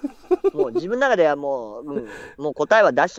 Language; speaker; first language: Japanese; native; Japanese